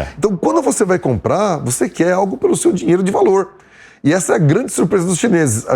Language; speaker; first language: Portuguese; native; Portuguese